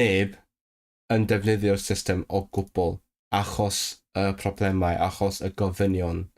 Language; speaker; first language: Welsh; non-native, fluent; Cantonese